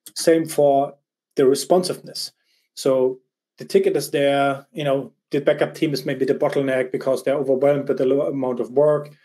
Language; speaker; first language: English; non-native, fluent; German